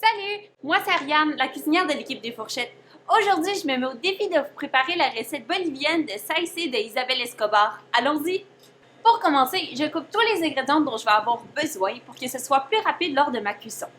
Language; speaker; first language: French; native; French